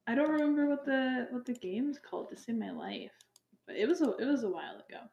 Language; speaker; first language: English; native; English